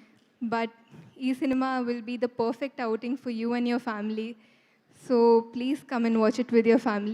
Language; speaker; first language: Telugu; non-native, fluent; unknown